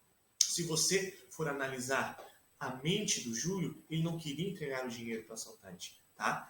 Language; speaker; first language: Portuguese; native; Portuguese